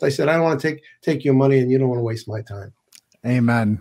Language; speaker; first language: English; native; English